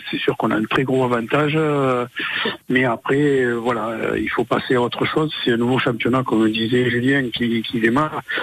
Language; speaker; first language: French; native; French